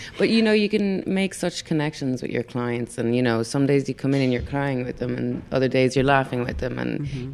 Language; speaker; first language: English; native; English